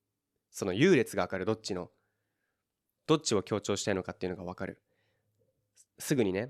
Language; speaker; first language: Japanese; native; Japanese